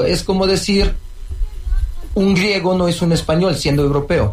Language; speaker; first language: Spanish; non-native, fluent; Uzbek